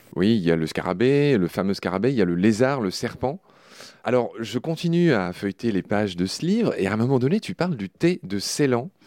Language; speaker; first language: French; native; French